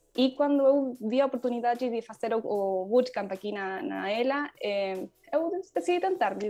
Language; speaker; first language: Portuguese; non-native, learner; Spanish